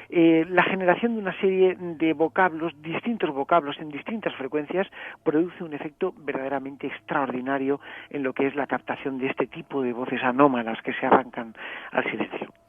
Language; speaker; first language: Spanish; native; Spanish